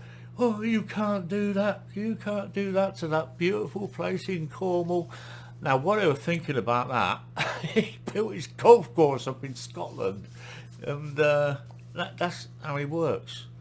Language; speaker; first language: English; native; English